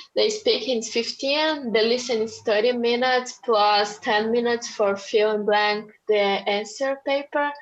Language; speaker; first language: English; non-native, fluent; Portuguese